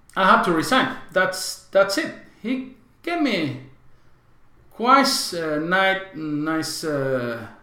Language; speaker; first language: English; non-native, fluent; Spanish